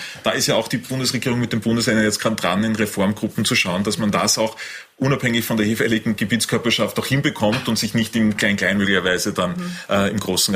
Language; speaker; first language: German; native; German